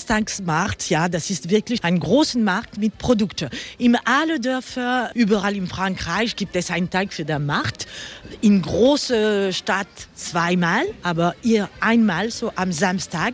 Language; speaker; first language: German; non-native, fluent; French